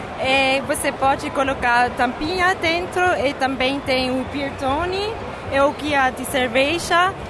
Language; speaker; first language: Portuguese; non-native, learner; German